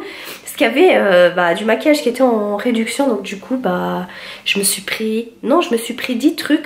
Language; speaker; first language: French; early bilingual, other home language; Portuguese